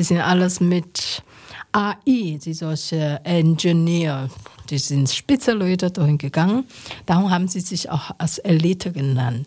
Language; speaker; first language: German; non-native, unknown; Chinese